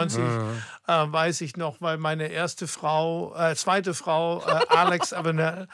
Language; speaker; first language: German; native; German